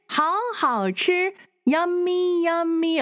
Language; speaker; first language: Chinese; non-native, fluent; English